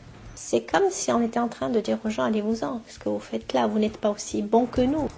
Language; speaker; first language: French; non-native, local second language; Arabic